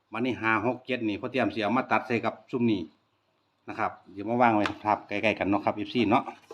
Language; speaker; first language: Thai; native; Thai